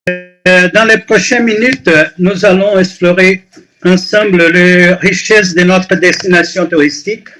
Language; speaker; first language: French; non-native, fluent; Portuguese